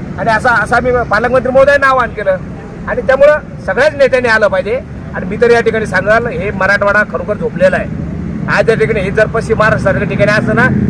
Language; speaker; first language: Marathi; native; Marathi